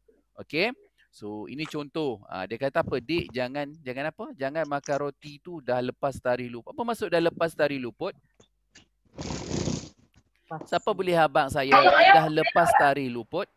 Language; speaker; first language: Malay; native; Malay